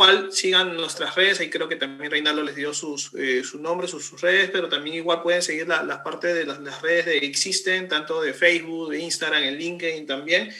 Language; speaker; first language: Spanish; native; Spanish